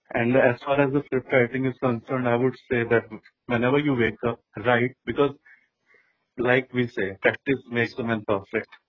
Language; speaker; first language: English; non-native, local second language; Hindi